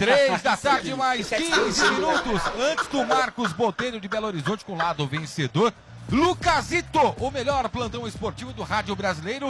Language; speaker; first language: Portuguese; native; Portuguese